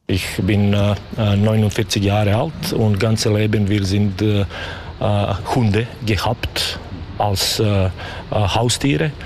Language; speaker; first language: German; non-native, learner; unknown